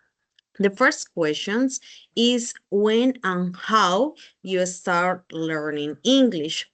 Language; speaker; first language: English; non-native, learner; Spanish